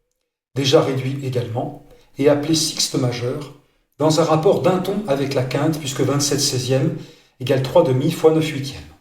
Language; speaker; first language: French; native; French